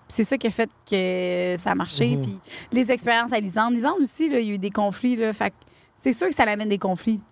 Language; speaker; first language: French; native; French